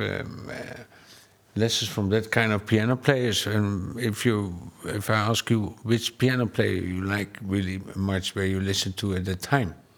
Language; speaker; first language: English; non-native, fluent; Dutch